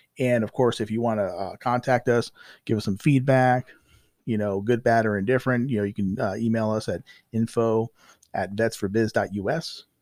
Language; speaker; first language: English; native; English